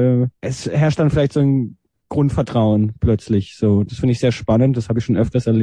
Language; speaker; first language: German; native; German